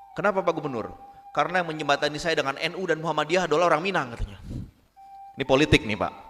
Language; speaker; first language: Indonesian; non-native, local second language; Minangkabau